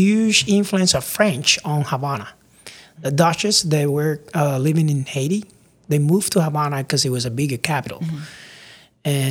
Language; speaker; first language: English; non-native, fluent; Spanish